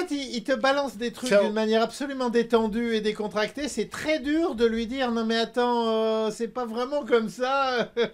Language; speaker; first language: French; native; French